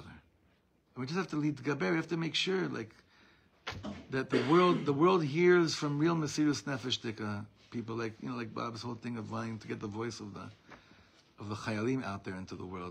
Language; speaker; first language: English; native; English